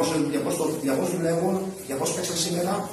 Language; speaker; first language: Greek; native; Greek